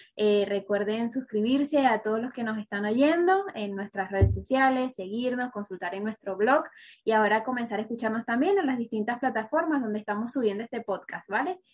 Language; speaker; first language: Spanish; native; Spanish